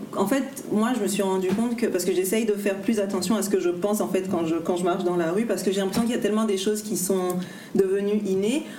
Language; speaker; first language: French; native; French